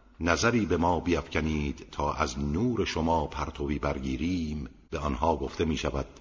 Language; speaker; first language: Persian; native; Persian